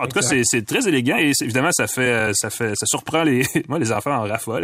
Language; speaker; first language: French; native; French